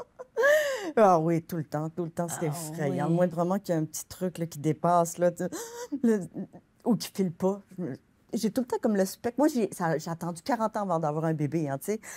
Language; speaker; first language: French; native; French